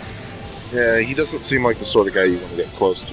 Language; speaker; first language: English; native; English